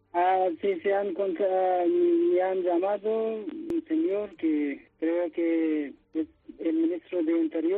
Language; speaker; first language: Spanish; non-native, learner; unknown